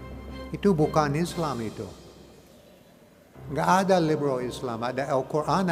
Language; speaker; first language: Indonesian; non-native, learner; English